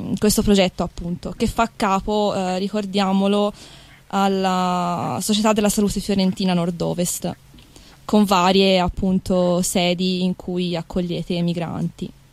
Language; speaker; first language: Italian; native; Italian